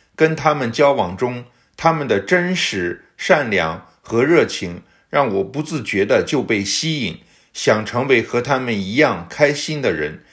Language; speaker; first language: Chinese; native; Chinese